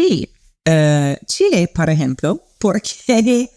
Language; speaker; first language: Spanish; non-native, learner; English